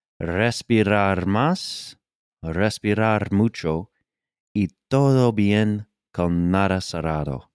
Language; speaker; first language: Spanish; non-native, learner; English